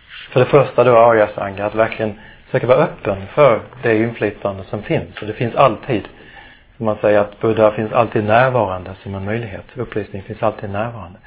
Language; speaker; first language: Swedish; native; Swedish